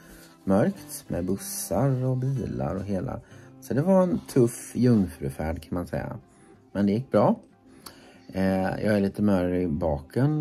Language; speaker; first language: Swedish; native; Swedish